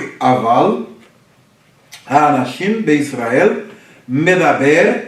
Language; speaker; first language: Hebrew; non-native, fluent; Portuguese